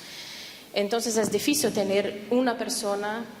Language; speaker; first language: Spanish; non-native, fluent; Portuguese